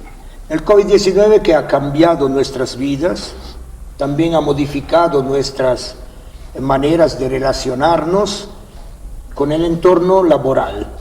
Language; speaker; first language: Spanish; native; Spanish